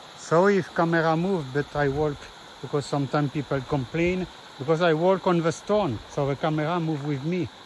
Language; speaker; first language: English; non-native, learner; French